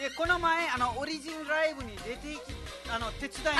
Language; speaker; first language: Japanese; non-native, fluent; Nepali